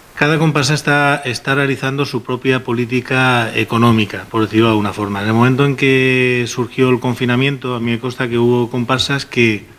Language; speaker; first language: Spanish; non-native, local second language; Catalan